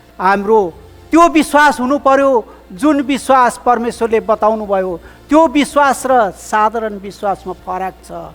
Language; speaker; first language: Nepali; native; Nepali